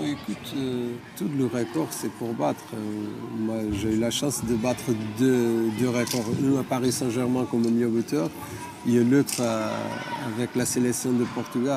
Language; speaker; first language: French; non-native, fluent; Portuguese